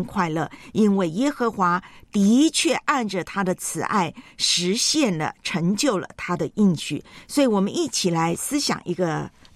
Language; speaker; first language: Chinese; native; Chinese